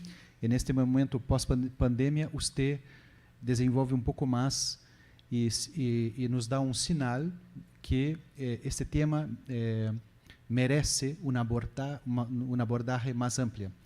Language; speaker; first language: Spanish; non-native, learner; Portuguese